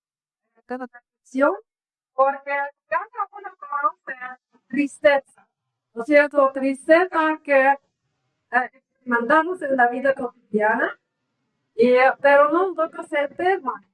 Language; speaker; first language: Spanish; non-native, learner; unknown